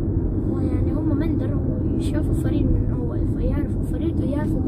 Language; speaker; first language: Arabic; native; Arabic